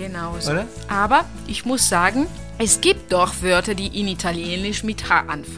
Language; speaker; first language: German; non-native, fluent; Italian